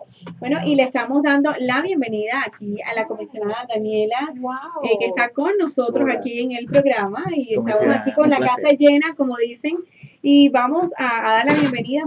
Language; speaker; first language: Spanish; native; Spanish